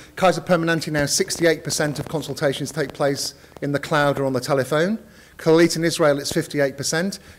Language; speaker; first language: English; native; English